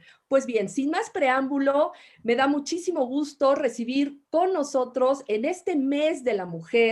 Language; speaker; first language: Spanish; native; Spanish